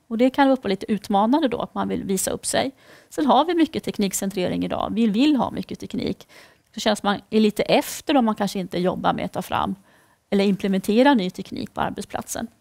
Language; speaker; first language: Swedish; native; Swedish